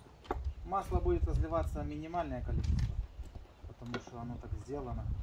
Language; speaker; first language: Russian; native; Russian